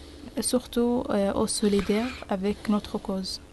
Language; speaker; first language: French; non-native, learner; Arabic